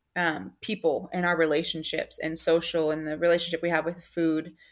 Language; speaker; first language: English; native; English